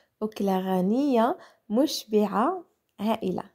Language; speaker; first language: Arabic; native; Arabic